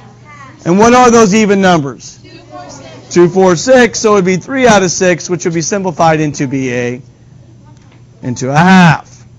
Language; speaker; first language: English; native; English